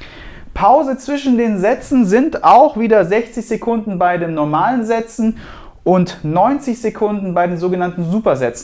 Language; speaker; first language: German; native; German